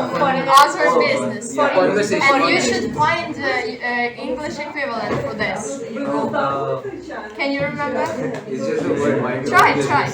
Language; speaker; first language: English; non-native, learner; Ukrainian